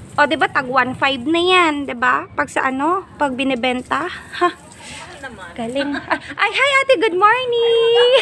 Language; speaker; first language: Filipino; native; Filipino